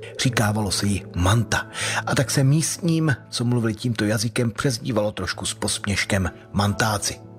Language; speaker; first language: Czech; native; Czech